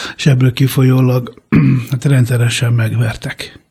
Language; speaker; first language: Hungarian; early bilingual, other home language; Italian